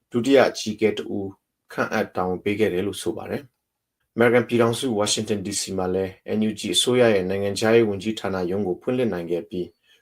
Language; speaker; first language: Burmese; non-native, local second language; Hakha Chin